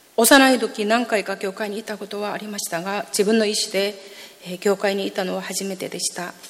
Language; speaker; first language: Japanese; non-native, fluent; Korean